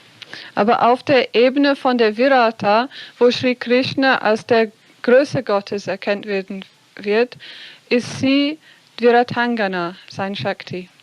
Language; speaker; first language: German; non-native, fluent; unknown